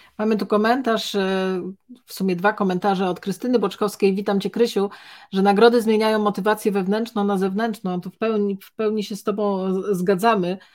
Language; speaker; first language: Polish; native; Polish